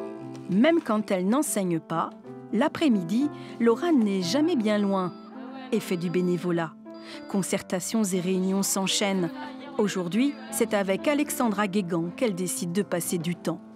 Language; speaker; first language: French; native; French